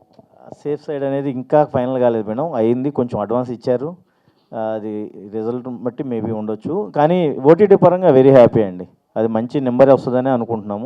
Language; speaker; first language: Telugu; native; Telugu